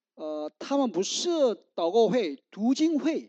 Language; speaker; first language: Chinese; non-native, learner; Korean